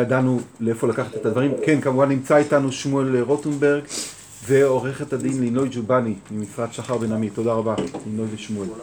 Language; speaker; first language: Hebrew; native; Hebrew